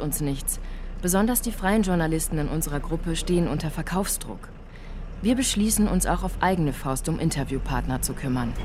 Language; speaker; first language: German; native; German